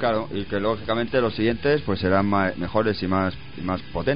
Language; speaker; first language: Spanish; native; Spanish